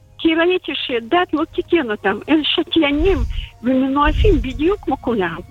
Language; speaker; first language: Hebrew; non-native, fluent; Russian